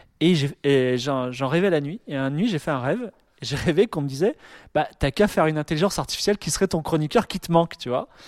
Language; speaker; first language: French; native; French